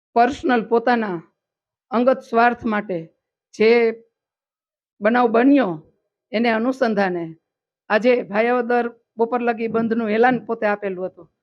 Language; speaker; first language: Gujarati; native; Gujarati